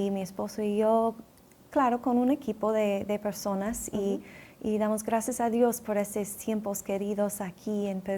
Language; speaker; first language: Spanish; non-native, fluent; English